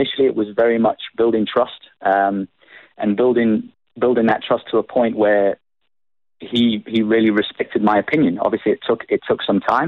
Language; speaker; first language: English; native; English